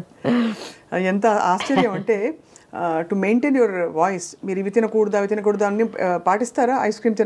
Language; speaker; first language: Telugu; native; Telugu